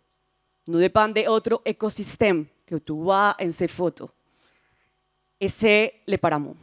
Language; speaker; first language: French; non-native, fluent; Spanish